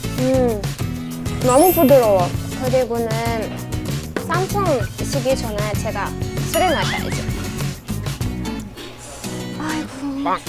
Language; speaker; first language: Korean; non-native, learner; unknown